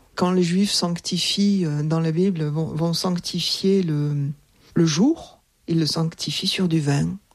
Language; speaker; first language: French; native; French